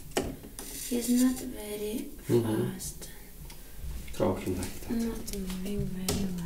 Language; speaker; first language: English; non-native, fluent; Romanian